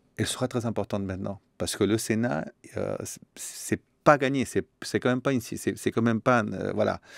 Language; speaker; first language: French; early bilingual, other home language; Spanish